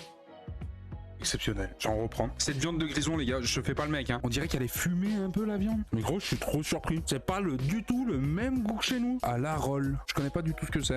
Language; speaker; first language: French; native; French